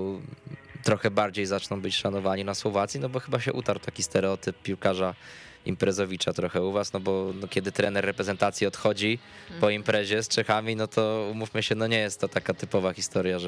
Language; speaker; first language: Polish; native; Polish